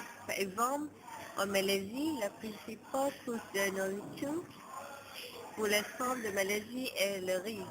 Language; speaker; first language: French; non-native, learner; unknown